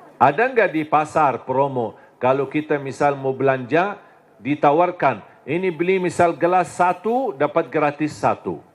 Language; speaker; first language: Indonesian; non-native, fluent; Arabic